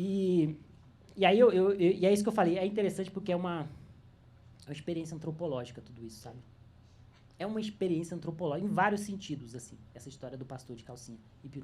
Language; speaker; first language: Portuguese; native; Portuguese